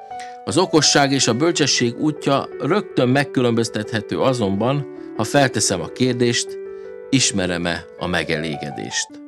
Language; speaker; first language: Hungarian; native; Hungarian